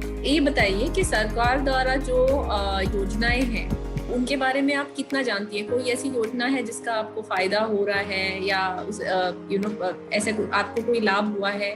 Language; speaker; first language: Hindi; native; Hindi